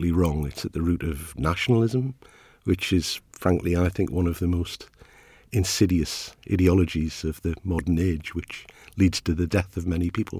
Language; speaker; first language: English; native; English